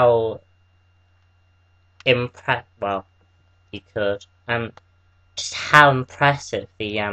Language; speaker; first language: English; native; English